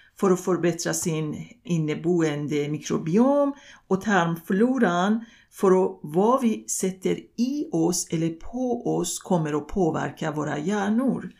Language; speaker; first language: Swedish; non-native, fluent; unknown